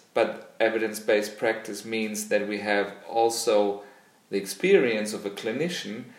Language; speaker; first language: English; non-native, fluent; German